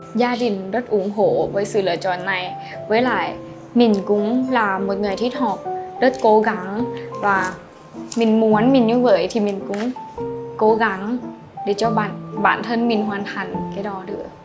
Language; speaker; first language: Vietnamese; non-native, fluent; Lao